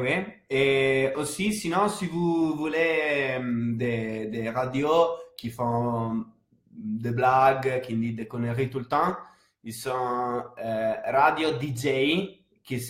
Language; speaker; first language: French; non-native, fluent; Italian